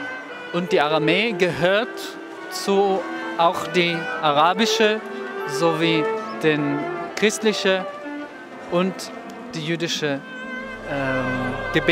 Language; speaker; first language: German; non-native, learner; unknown